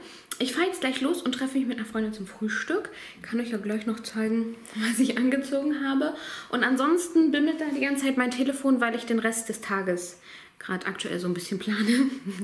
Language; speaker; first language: German; native; German